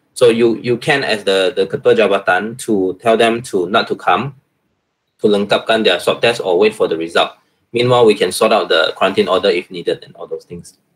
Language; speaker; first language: English; non-native, local second language; Malay